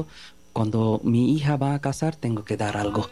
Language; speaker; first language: Spanish; non-native, learner; Bangla